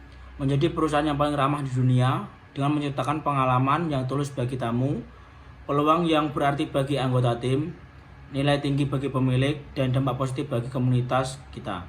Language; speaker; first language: Indonesian; native; Indonesian